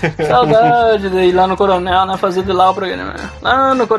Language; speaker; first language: Portuguese; native; Portuguese